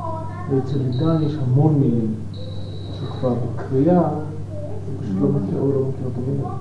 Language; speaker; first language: Hebrew; non-native, fluent; English